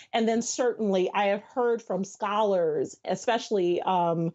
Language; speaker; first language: English; native; English